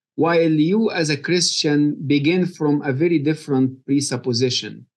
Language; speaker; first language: English; non-native, fluent; Arabic